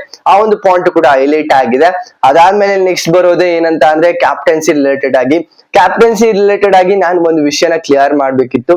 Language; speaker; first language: Kannada; native; Kannada